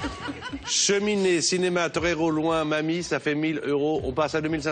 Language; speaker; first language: French; native; French